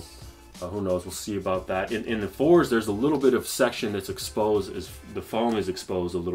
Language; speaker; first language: English; native; English